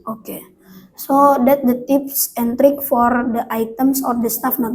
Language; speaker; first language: English; non-native, learner; Indonesian